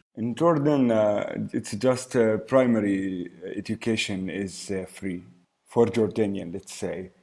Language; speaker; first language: English; early bilingual, other home language; Arabic